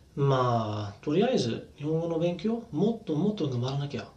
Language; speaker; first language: Japanese; non-native, learner; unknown